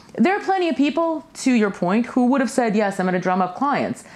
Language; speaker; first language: English; early bilingual, other home language; Russian